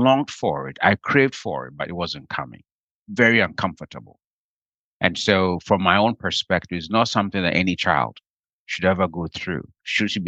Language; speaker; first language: English; non-native, local second language; Akan